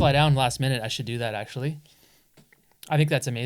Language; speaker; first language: English; native; English